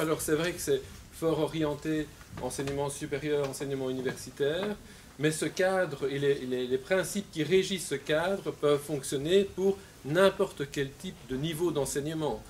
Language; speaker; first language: French; native; French